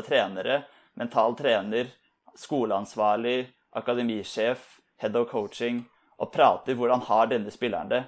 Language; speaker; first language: Norwegian; native; Norwegian